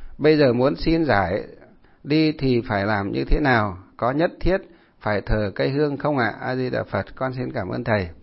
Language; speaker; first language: Vietnamese; non-native, local second language; Muong